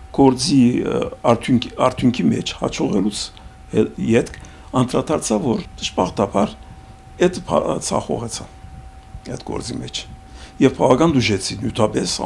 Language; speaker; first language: Armenian; early bilingual, heritage; Armenian